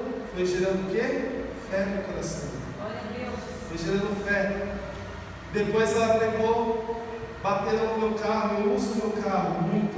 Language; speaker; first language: Portuguese; native; Portuguese